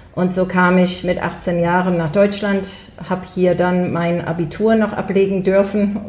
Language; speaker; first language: German; early bilingual, heritage; German